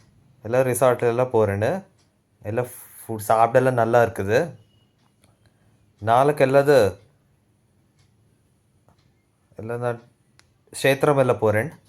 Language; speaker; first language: Tamil; non-native, learner; Telugu